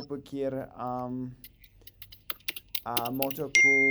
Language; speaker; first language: Indonesian; non-native, learner; English